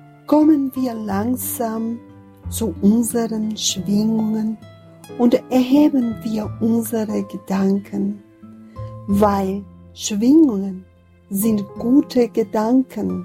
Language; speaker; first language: German; non-native, fluent; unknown